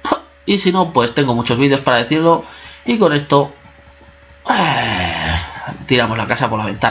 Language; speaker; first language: Spanish; native; Spanish